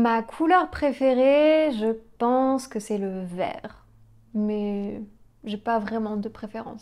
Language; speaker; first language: French; native; French